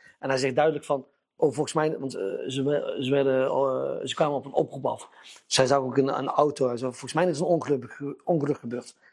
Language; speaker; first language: Dutch; early bilingual, other home language; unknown